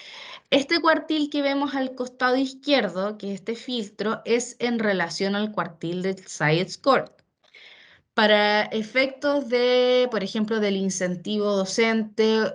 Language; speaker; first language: Spanish; native; Spanish